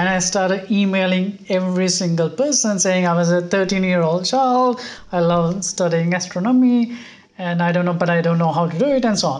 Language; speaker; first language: English; non-native, local second language; Sinhala